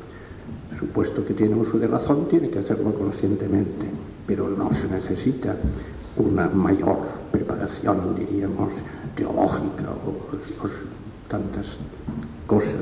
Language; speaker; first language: Spanish; non-native, local second language; Catalan